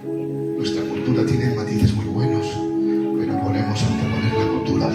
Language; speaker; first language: Spanish; native; Spanish